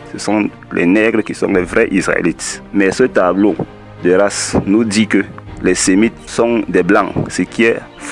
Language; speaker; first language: French; non-native, local second language; Kongo